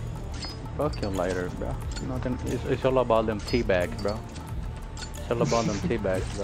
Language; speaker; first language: English; native; English